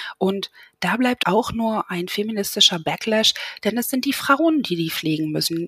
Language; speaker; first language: German; native; German